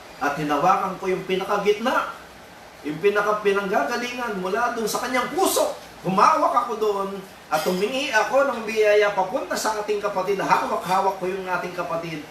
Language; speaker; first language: Filipino; native; Filipino